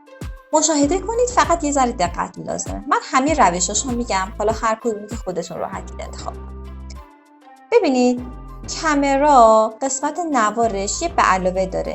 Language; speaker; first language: Persian; native; Persian